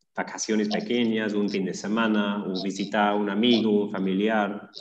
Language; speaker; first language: Spanish; non-native, fluent; English